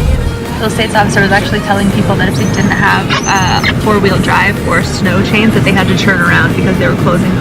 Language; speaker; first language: English; native; English